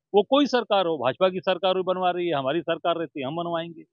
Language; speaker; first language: Hindi; native; Hindi